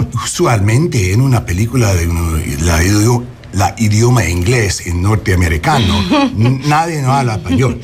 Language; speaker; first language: Spanish; non-native, learner; English